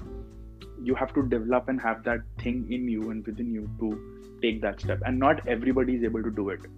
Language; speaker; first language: English; non-native, local second language; Hindi